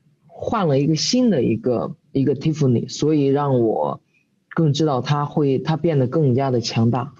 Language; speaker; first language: Chinese; native; Chinese